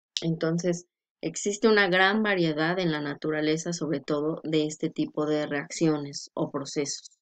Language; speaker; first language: Spanish; native; Spanish